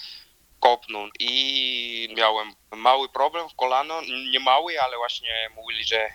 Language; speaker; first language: Polish; non-native, learner; Georgian